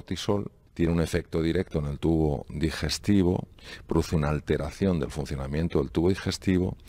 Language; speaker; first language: Spanish; native; Spanish